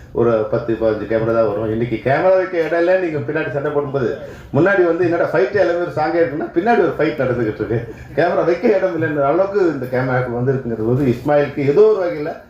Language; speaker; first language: Tamil; native; Tamil